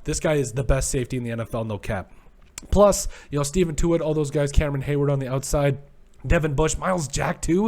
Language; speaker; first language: English; native; English